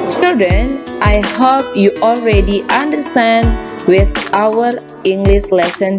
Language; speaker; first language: English; non-native, fluent; Indonesian